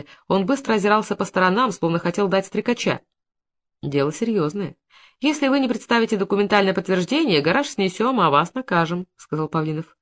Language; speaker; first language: Russian; native; Russian